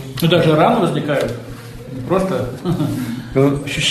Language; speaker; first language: Russian; native; Russian